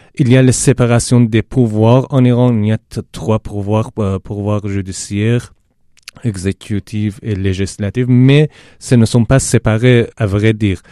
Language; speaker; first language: French; non-native, fluent; Persian